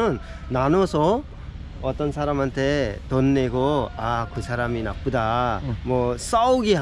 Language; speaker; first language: Korean; non-native, fluent; Hindi